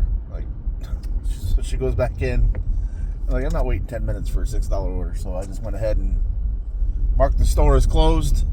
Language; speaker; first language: English; native; English